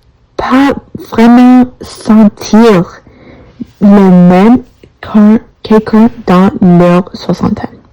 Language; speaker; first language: French; non-native, learner; English